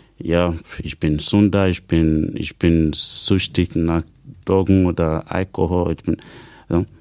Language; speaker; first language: German; non-native, learner; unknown